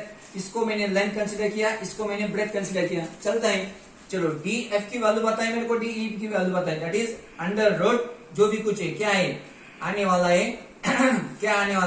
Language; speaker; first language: Hindi; non-native, local second language; Marathi